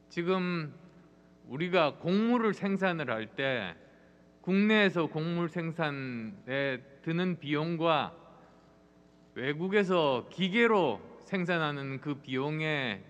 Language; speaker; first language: Korean; native; Korean